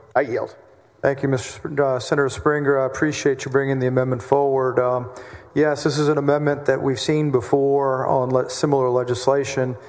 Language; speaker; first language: English; native; English